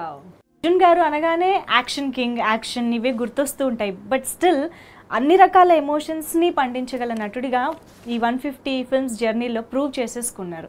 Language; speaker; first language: Telugu; native; Telugu